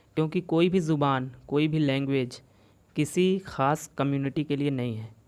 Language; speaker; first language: Hindi; native; Hindi